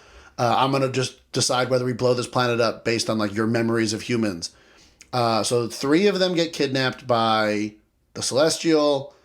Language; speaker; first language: English; native; English